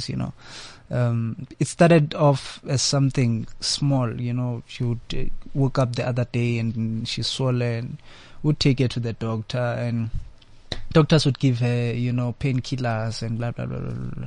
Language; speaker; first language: English; non-native, local second language; Xhosa